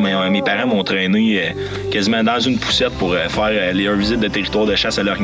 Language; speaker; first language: French; native; French